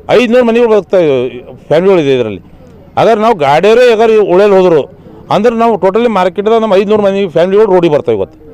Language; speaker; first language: Kannada; native; Kannada